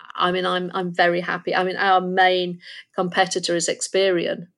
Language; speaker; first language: English; native; English